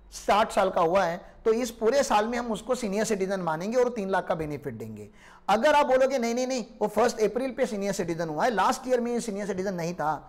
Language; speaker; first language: Hindi; non-native, local second language; Marathi